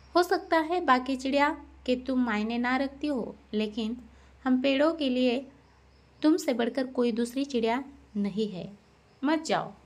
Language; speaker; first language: Hindi; non-native, local second language; Marathi